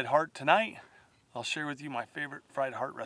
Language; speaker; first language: English; native; English